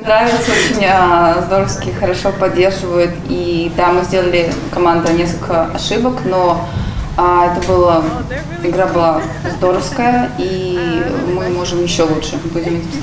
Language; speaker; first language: Russian; non-native, learner; English